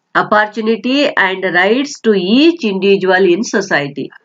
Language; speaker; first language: English; non-native, local second language; Kannada